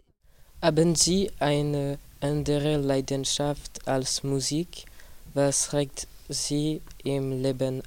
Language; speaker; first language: German; non-native, learner; French